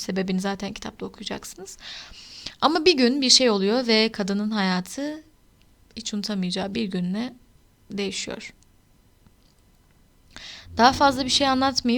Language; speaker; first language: Turkish; native; Turkish